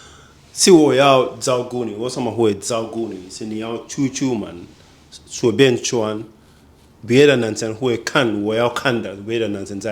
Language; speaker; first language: Chinese; non-native, fluent; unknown